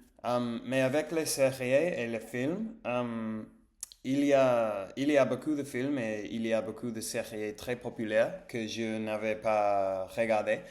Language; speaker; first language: French; non-native, learner; English